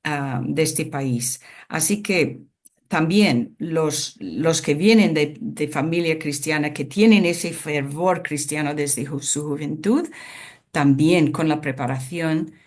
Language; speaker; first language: Spanish; non-native, fluent; English